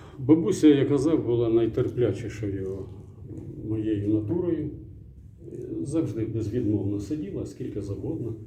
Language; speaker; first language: Ukrainian; native; Ukrainian